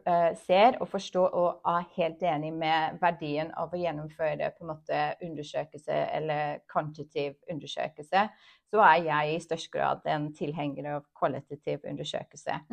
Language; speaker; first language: Norwegian; non-native, fluent; English